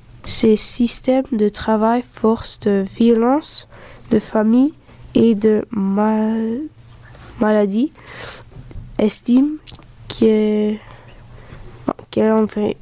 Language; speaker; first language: French; early bilingual, other home language; Dutch